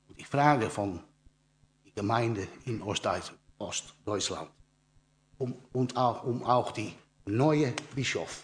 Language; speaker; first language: German; non-native, learner; Dutch